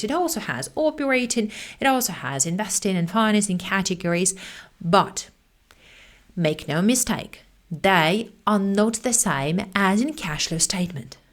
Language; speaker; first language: English; non-native, fluent; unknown